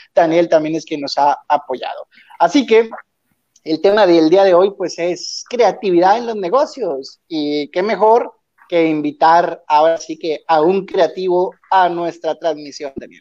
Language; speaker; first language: Spanish; native; Spanish